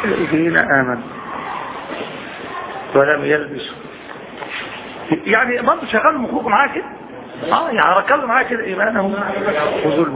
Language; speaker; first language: Arabic; native; Arabic